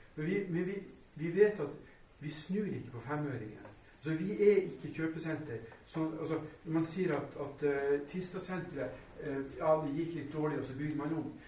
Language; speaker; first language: Norwegian; native; Norwegian